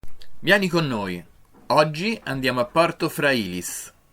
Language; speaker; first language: Italian; native; Italian